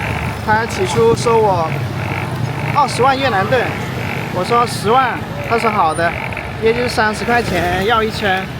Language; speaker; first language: Chinese; native; Chinese